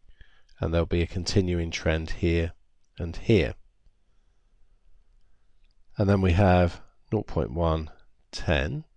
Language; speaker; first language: English; native; English